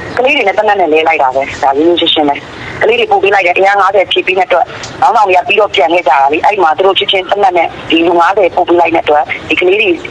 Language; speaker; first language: Burmese; native; Burmese